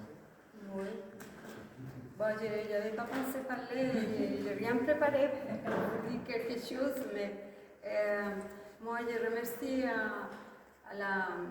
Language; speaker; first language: French; non-native, fluent; Spanish